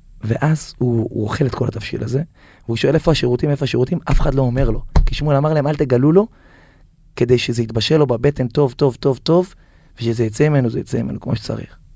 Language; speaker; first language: Hebrew; native; Hebrew